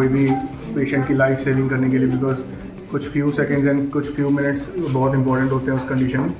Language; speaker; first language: Hindi; native; Hindi